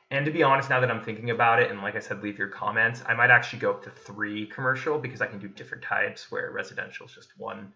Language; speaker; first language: English; native; English